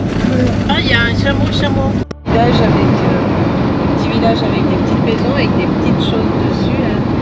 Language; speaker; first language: French; native; French